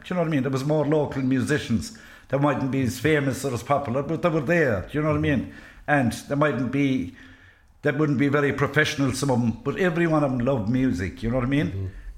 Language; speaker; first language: English; native; English